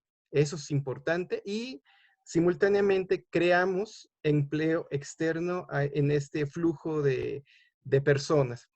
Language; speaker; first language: Spanish; native; Spanish